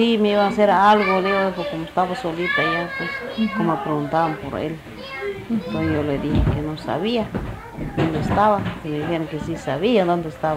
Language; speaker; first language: Spanish; non-native, local second language; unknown